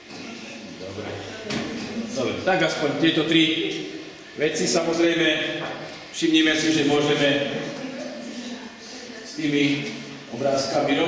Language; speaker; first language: Slovak; native; Slovak